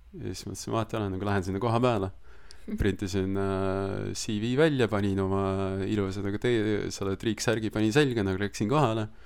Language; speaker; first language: Estonian; early bilingual, other home language; Russian